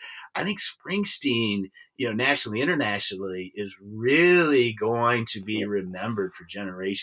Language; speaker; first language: English; native; English